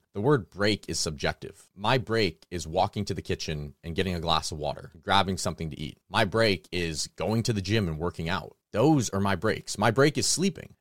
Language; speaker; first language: English; native; English